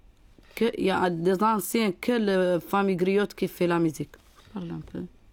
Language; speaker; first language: French; non-native, learner; Arabic